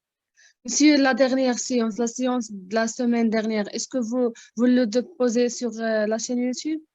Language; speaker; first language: French; non-native, learner; Arabic